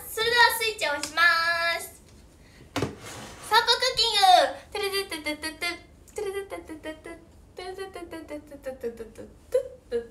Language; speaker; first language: Japanese; native; Japanese